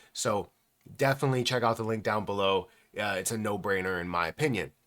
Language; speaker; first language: English; native; English